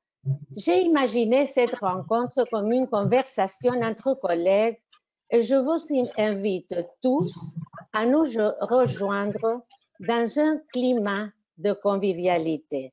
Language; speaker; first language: French; non-native, fluent; Spanish